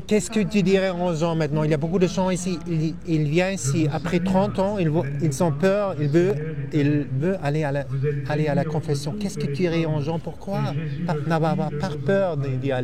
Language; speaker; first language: French; non-native, fluent; German